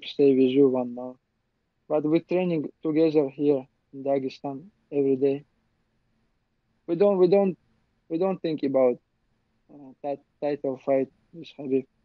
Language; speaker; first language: English; non-native, learner; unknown